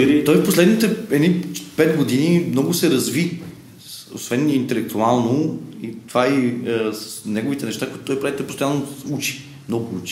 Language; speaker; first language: Bulgarian; native; Bulgarian